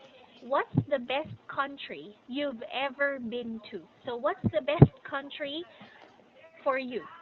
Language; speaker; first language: English; non-native, fluent; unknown